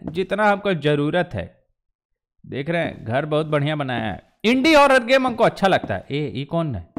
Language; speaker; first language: Hindi; native; Hindi